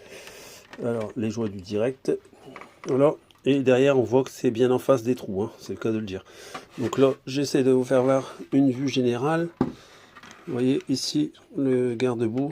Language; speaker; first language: French; native; French